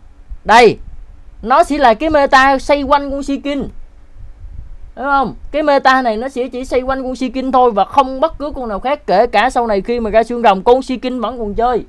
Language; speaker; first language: Vietnamese; native; Vietnamese